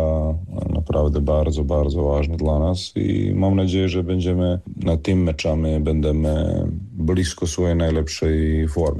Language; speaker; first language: Polish; non-native, fluent; Serbian